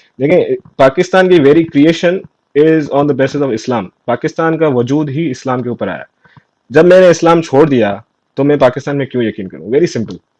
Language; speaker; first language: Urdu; non-native, local second language; Sindhi